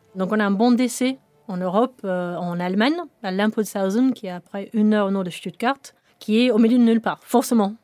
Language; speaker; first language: French; non-native, fluent; English